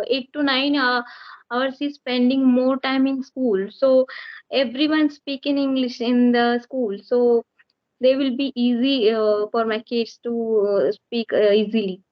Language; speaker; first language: English; non-native, learner; Marathi